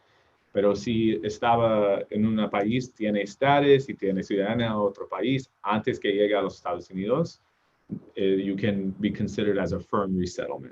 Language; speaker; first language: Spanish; non-native, learner; English